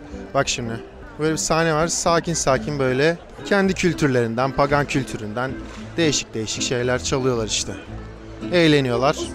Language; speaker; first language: Turkish; native; Turkish